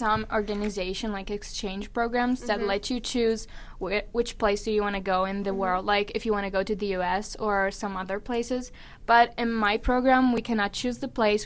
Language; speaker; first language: English; non-native, fluent; Italian